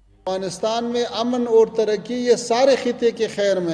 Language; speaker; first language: Hindi; non-native, fluent; Pashto